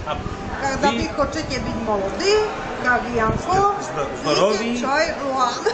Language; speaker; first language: Russian; non-native, learner; Slovak